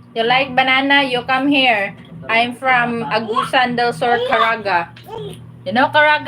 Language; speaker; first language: English; non-native, local second language; Cebuano